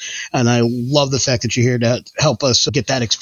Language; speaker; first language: English; native; English